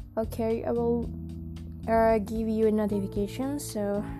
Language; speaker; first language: English; non-native, learner; Indonesian